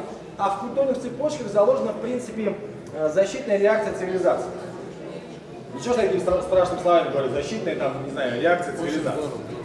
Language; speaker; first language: Russian; native; Russian